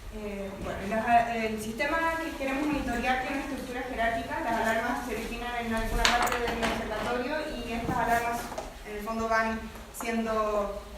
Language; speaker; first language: Spanish; native; Spanish